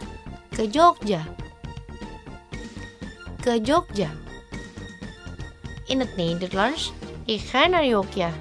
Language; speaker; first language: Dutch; non-native, fluent; Indonesian